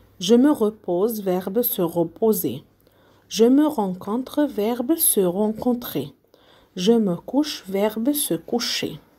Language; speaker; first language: French; non-native, fluent; Arabic